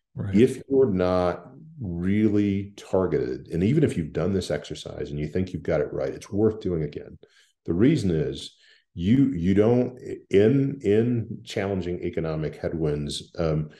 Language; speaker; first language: English; native; English